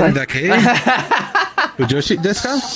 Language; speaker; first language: Japanese; non-native, learner; Spanish